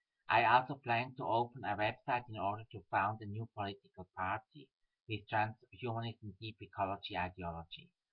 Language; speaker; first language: English; non-native, fluent; Swiss German